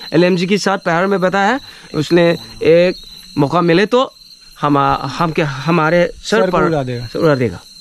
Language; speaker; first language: Hindi; non-native, local second language; Manipuri